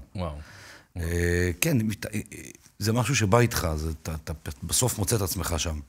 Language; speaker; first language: Hebrew; native; Hebrew